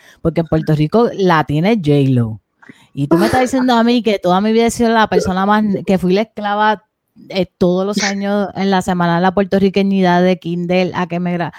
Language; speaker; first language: Spanish; native; Spanish